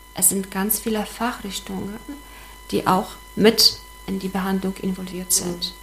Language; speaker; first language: German; non-native, fluent; Polish